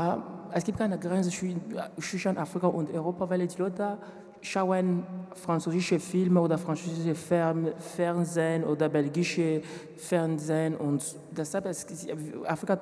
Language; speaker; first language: German; non-native, learner; French